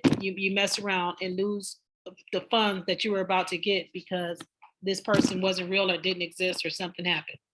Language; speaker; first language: English; native; English